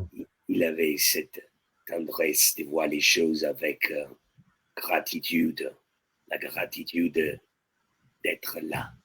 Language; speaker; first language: French; non-native, fluent; Italian